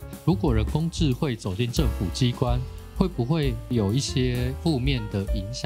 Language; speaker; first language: Chinese; native; Chinese